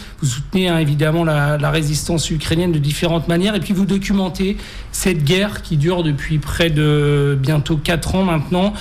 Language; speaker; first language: French; native; French